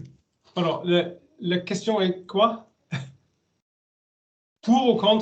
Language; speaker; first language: French; non-native, learner; German